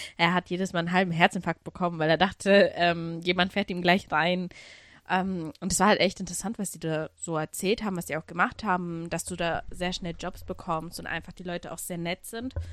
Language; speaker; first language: German; early bilingual, other home language; Russian